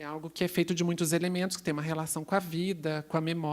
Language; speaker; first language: Portuguese; native; Portuguese